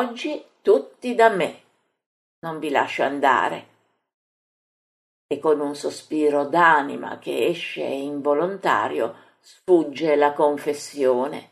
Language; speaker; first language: Italian; native; Italian